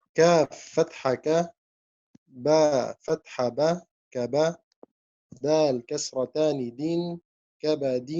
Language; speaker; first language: Arabic; non-native, learner; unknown